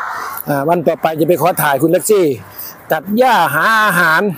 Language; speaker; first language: Thai; native; Thai